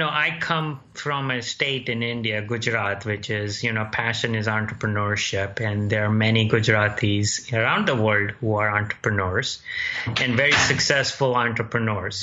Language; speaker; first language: English; non-native, local second language; Gujarati